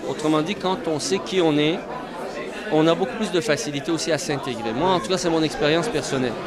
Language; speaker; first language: French; non-native, fluent; Persian